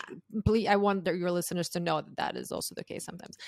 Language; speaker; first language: English; non-native, fluent; Croatian